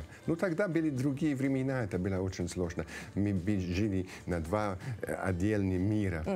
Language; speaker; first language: Russian; non-native, fluent; Italian